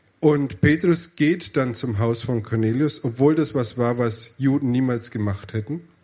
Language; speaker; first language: German; native; German